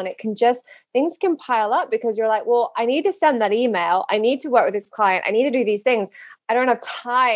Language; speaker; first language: English; native; English